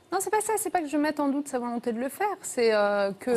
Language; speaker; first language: French; early bilingual, other home language; Riffian